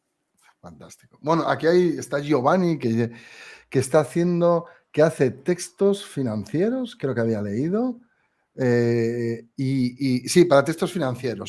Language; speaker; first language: Spanish; native; Spanish